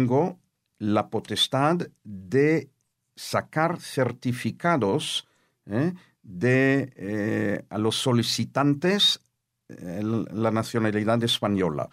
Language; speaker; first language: Spanish; non-native, fluent; Hebrew